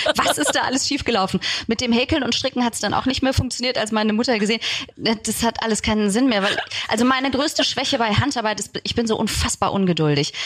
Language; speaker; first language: German; early bilingual, other home language; Turkish